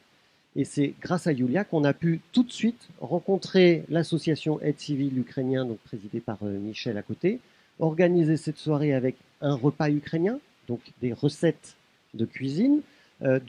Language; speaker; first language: French; native; French